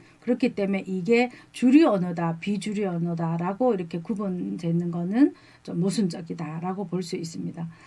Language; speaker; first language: Korean; native; Korean